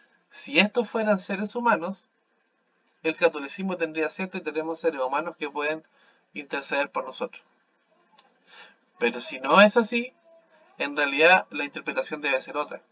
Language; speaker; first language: Spanish; native; Spanish